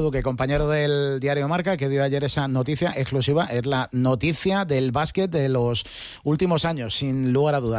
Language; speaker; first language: Spanish; native; Spanish